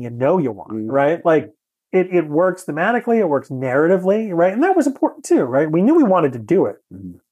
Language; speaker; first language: English; native; English